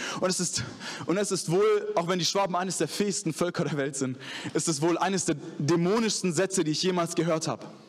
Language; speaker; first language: German; early bilingual, other home language; Arabic